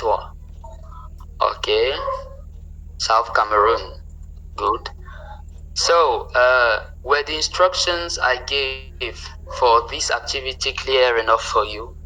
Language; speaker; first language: English; non-native, local second language; French